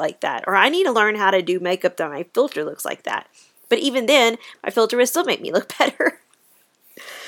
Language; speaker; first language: English; native; English